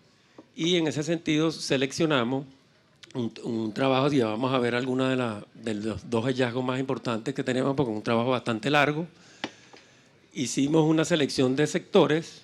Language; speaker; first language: Spanish; native; Spanish